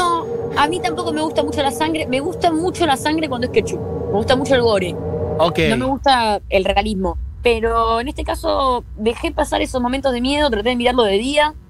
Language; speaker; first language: Spanish; native; Spanish